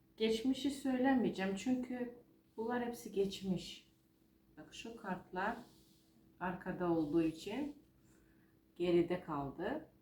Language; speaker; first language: Turkish; non-native, fluent; Georgian